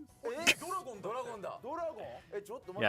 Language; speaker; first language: Japanese; native; Japanese